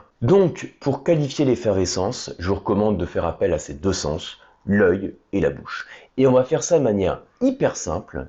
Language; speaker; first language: French; native; French